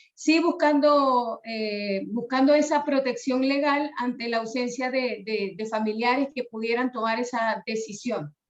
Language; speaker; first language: Spanish; native; Spanish